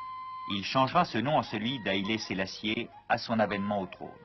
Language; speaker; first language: French; native; French